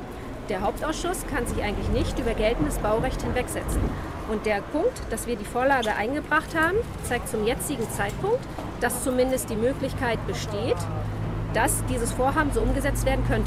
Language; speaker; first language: German; native; German